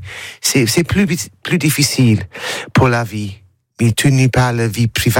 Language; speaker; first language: French; non-native, learner; English